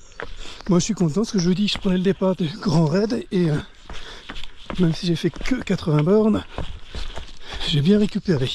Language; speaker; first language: French; native; French